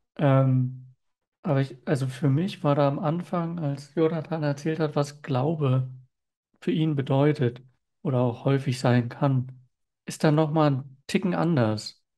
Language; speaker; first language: German; native; German